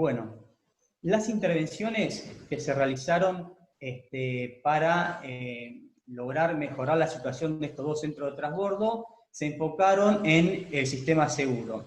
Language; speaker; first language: Spanish; native; Spanish